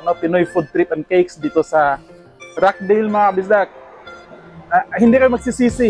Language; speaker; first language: Filipino; non-native, local second language; Cebuano